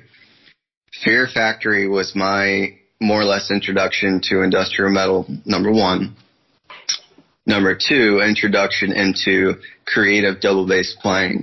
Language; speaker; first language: English; native; English